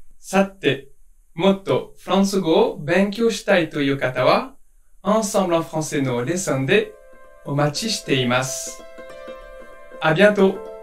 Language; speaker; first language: Japanese; non-native, fluent; French